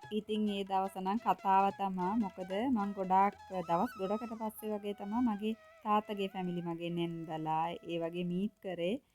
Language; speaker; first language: Sinhala; non-native, local second language; Tamil